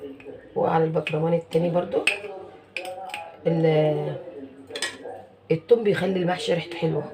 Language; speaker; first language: Arabic; native; Arabic